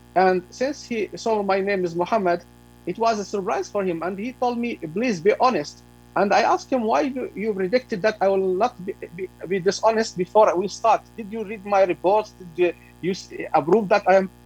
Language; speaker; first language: English; non-native, fluent; Arabic